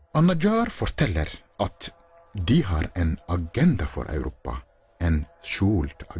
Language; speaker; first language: Norwegian; non-native, fluent; Arabic